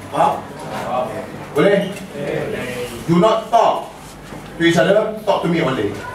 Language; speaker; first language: English; non-native, local second language; Malay